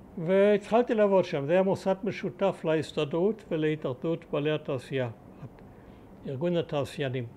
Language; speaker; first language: Hebrew; early bilingual, other home language; German